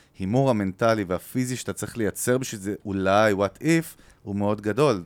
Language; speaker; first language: Hebrew; native; Hebrew